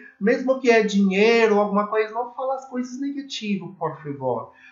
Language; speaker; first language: Portuguese; non-native, learner; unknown